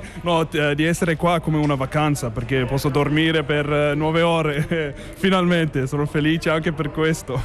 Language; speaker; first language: Italian; non-native, fluent; English